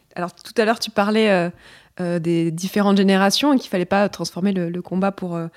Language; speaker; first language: French; native; French